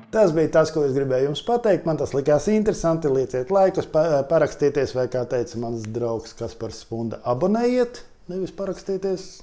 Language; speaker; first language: Latvian; non-native, local second language; Russian